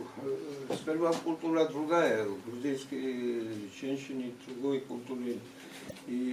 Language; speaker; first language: Russian; non-native, fluent; Georgian